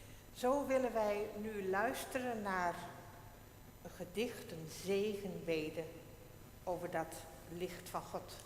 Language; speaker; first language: Dutch; non-native, local second language; Western Frisian